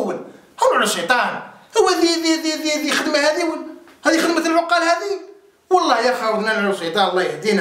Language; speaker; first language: Arabic; native; Arabic